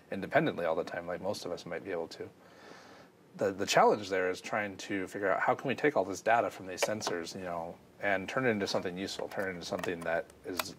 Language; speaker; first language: English; native; English